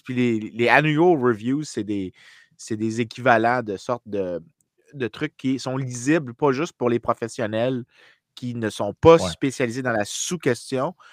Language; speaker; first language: French; native; French